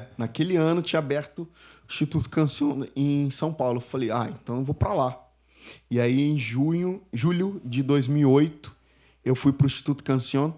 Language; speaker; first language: Portuguese; early bilingual, other home language; Spanish